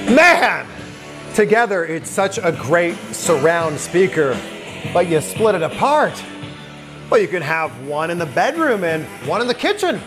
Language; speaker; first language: English; native; English